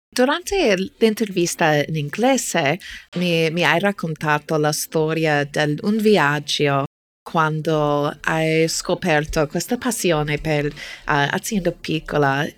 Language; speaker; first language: Italian; non-native, fluent; English